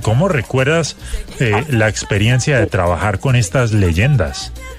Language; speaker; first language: Spanish; native; Spanish